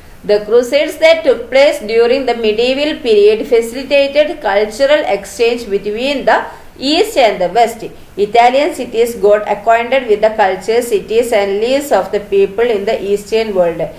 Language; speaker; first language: English; non-native, local second language; Malayalam